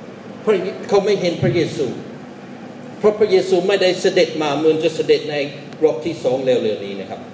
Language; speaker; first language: Thai; non-native, fluent; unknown